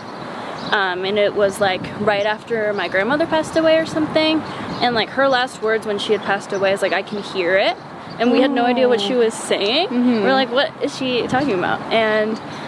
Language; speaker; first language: English; early bilingual, other home language; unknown